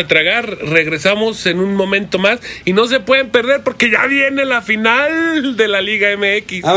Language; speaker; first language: Spanish; native; Spanish